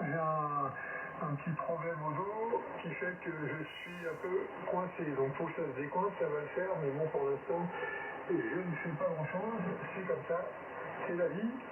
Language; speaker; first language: French; native; French